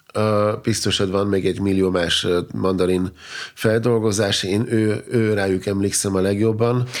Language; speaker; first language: Hungarian; non-native, fluent; German